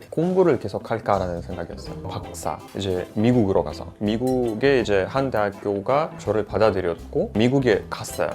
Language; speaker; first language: Korean; non-native, fluent; Russian